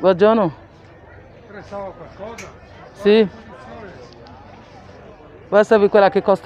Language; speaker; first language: Italian; non-native, learner; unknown